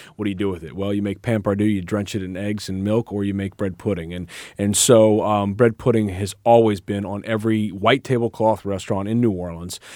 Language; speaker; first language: English; native; English